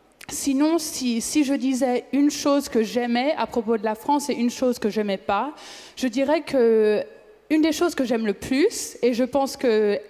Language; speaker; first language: French; non-native, fluent; English